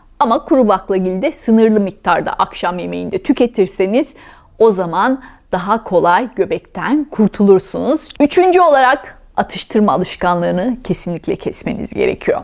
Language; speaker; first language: Turkish; native; Turkish